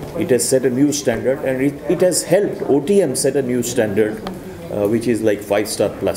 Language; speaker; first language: English; non-native, local second language; Hindi